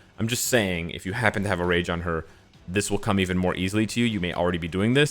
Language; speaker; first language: English; native; English